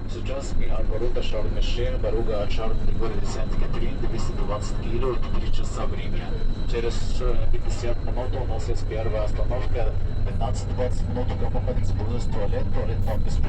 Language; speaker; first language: Russian; non-native, learner; Arabic